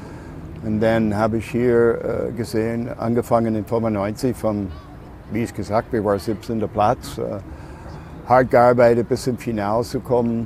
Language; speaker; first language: German; non-native, learner; English